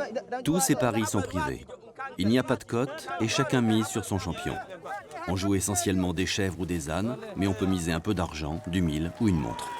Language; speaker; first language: French; native; French